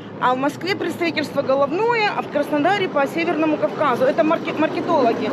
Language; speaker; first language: Russian; native; Russian